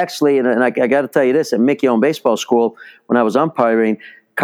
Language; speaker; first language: English; early bilingual, other home language; Italian